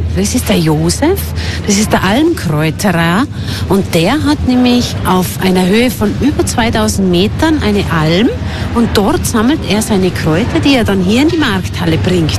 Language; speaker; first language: German; native; German